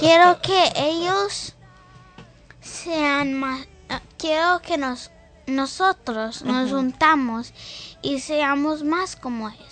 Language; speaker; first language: Spanish; early bilingual, heritage; Spanish